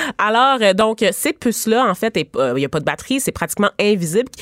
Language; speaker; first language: French; native; French